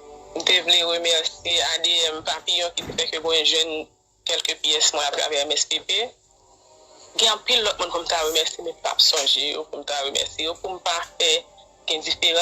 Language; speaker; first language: Haitian Creole; native; Haitian Creole